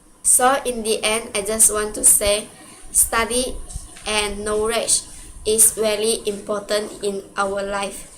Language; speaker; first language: English; non-native, local second language; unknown